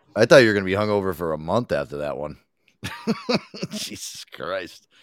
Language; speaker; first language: English; native; English